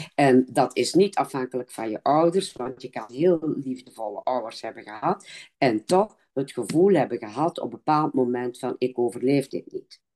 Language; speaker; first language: Dutch; native; Dutch